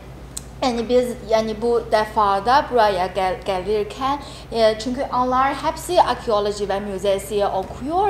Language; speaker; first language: Turkish; non-native, learner; Chinese